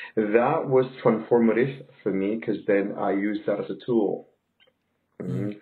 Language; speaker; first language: English; native; English